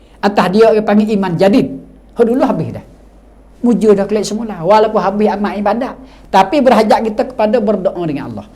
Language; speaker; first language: Malay; native; Malay